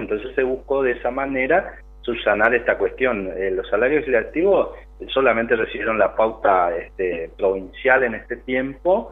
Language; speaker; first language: Spanish; native; Spanish